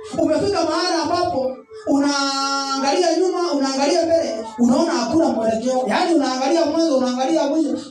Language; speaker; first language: Swahili; non-native, local second language; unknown